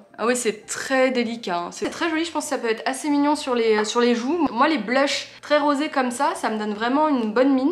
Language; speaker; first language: French; native; French